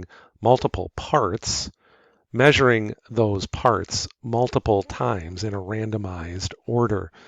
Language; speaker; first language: English; native; English